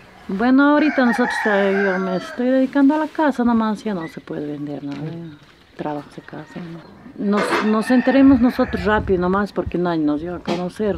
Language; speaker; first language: Spanish; native; Spanish